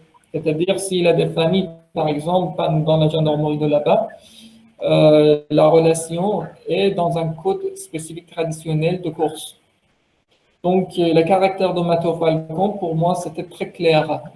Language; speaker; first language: French; non-native, fluent; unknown